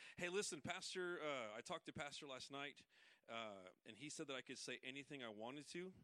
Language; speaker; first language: English; native; English